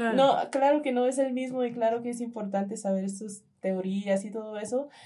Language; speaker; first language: Spanish; early bilingual, heritage; Spanish